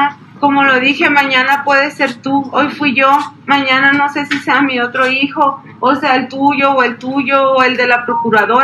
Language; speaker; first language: Spanish; native; Spanish